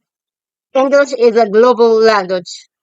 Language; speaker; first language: English; non-native, fluent; Arabic